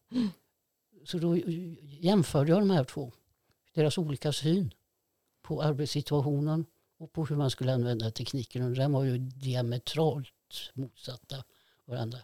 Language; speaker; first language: Swedish; native; Swedish